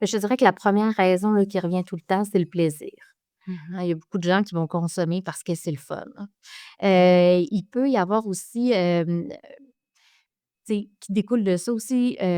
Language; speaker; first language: French; native; French